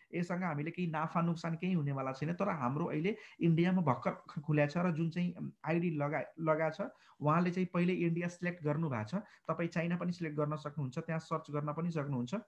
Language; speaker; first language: Nepali; non-native, local second language; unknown